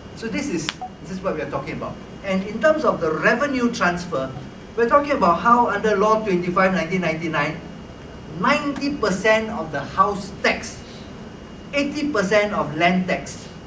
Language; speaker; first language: English; non-native, local second language; Malay